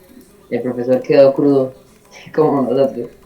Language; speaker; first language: Spanish; native; Spanish